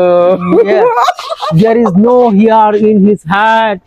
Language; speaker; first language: English; non-native, learner; Bangla